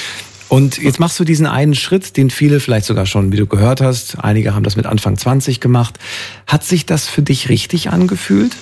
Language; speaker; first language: German; native; German